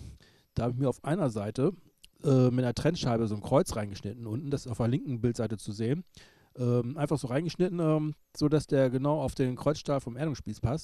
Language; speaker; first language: German; native; German